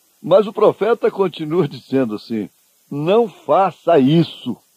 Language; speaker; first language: Portuguese; native; Portuguese